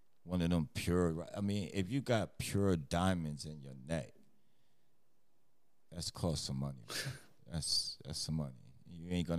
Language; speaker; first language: English; native; English